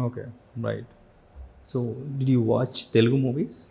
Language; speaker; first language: Telugu; native; Telugu